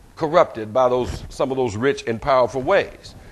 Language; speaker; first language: English; native; English